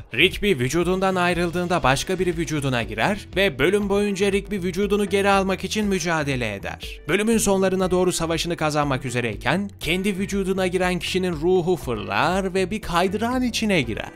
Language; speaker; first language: Turkish; native; Turkish